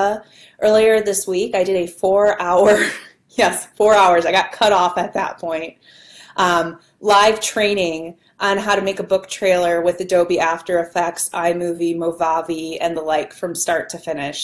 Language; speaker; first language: English; native; English